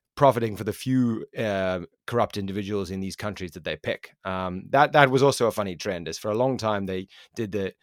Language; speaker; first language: English; native; English